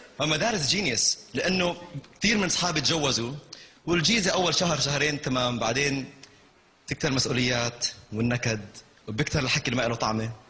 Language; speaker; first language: Arabic; non-native, local second language; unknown